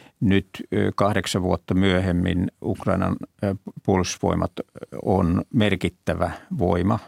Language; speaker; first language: Finnish; native; Finnish